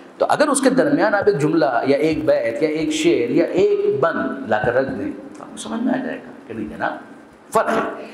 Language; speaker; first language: Urdu; non-native, local second language; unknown